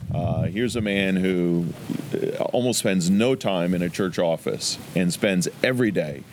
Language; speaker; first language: English; native; English